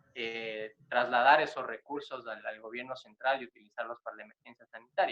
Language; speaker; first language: Spanish; native; Spanish